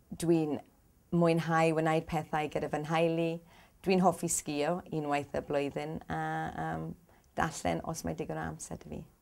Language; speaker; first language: Welsh; non-native, local second language; English